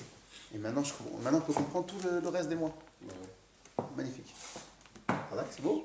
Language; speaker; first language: French; native; French